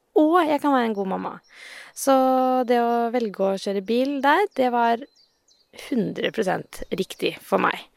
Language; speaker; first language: Norwegian; native; Norwegian